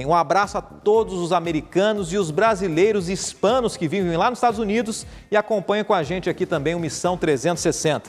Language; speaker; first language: Portuguese; native; Portuguese